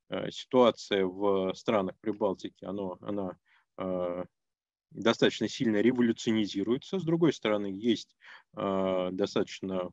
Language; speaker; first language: Russian; native; Russian